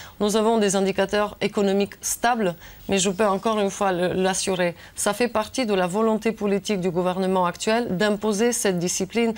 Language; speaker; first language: French; non-native, fluent; Bulgarian